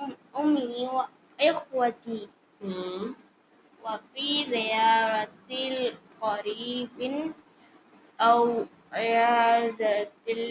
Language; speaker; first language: Arabic; non-native, learner; Urdu